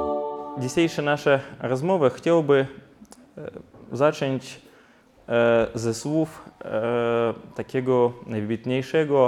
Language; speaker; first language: Polish; non-native, fluent; Ukrainian